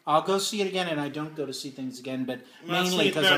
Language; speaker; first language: English; native; English